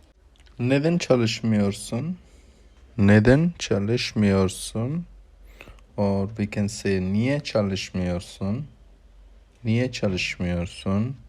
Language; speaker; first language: Turkish; non-native, learner; Urdu